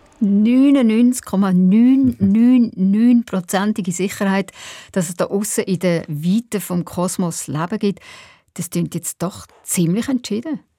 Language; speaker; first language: German; native; German